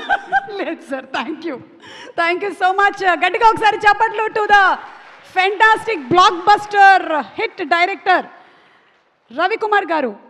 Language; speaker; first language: Telugu; native; Telugu